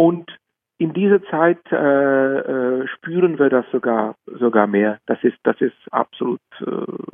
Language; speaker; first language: German; non-native, fluent; Czech